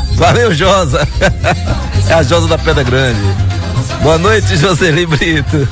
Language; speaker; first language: Portuguese; native; Portuguese